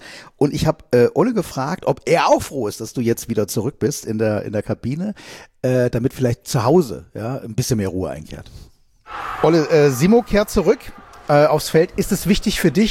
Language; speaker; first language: German; native; German